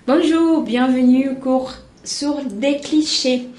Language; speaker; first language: French; non-native, fluent; Portuguese